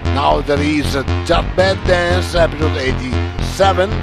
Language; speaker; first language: English; non-native, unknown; Italian